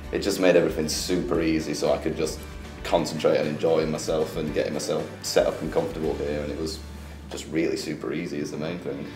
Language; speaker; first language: English; native; English